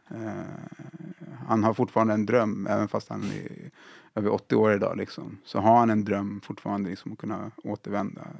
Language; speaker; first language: Swedish; early bilingual, other home language; Arabic